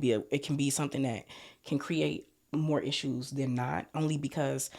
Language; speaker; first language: English; native; English